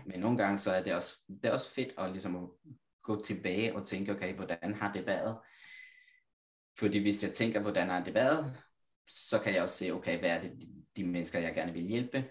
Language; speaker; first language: Danish; non-native, fluent; Italian